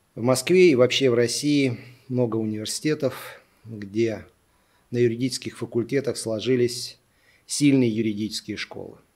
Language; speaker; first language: Russian; native; Russian